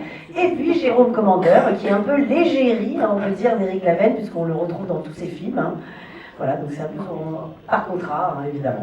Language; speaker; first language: French; native; French